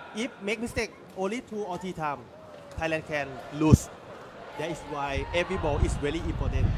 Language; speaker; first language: English; non-native, learner; Thai